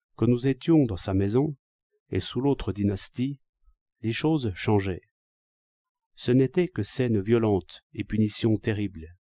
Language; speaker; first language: French; native; French